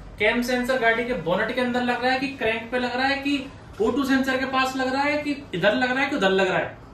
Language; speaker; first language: Hindi; native; Hindi